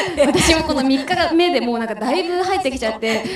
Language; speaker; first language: Japanese; native; Japanese